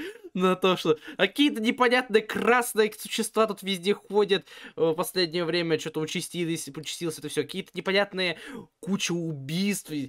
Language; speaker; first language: Russian; native; Russian